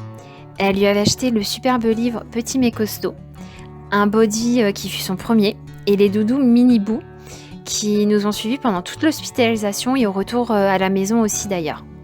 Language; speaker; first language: French; native; French